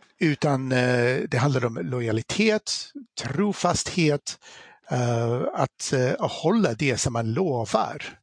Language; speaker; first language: Swedish; non-native, fluent; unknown